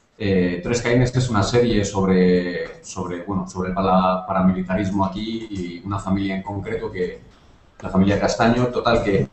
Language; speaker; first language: Spanish; native; Spanish